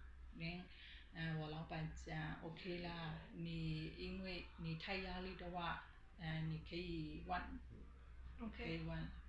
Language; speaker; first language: Chinese; non-native, learner; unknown